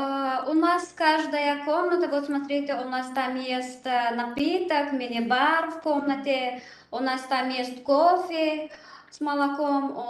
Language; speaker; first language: Russian; non-native, learner; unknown